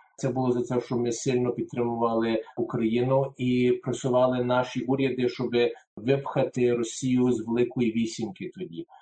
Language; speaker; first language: Ukrainian; early bilingual, heritage; Ukrainian